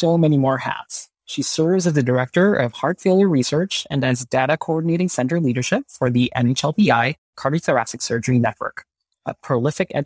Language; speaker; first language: English; non-native, local second language; Filipino